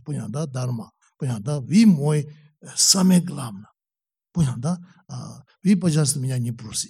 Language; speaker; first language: Russian; non-native, learner; Tibetan